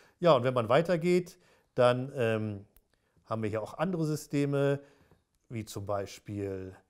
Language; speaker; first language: German; native; German